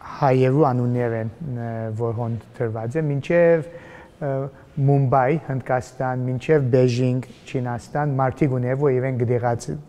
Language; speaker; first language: Armenian; early bilingual, heritage; Armenian